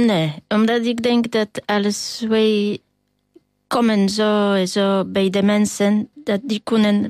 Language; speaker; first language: Dutch; non-native, fluent; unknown